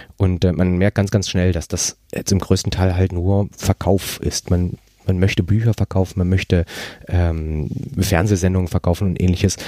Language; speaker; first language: German; non-native, fluent; Spanish